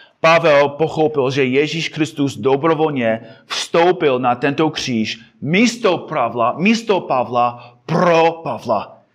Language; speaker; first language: Czech; non-native, fluent; English